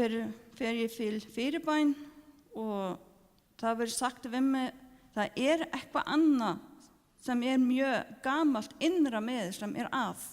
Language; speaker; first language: Icelandic; non-native, learner; Norwegian